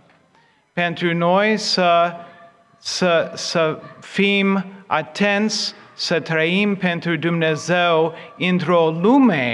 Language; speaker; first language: Romanian; non-native, fluent; English